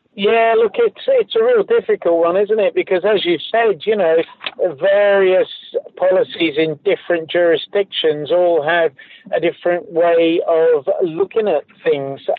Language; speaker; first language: English; native; English